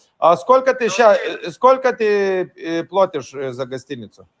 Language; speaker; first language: Russian; non-native, fluent; Lithuanian